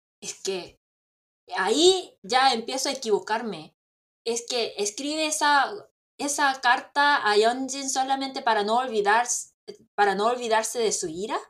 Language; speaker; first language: Spanish; non-native, fluent; Korean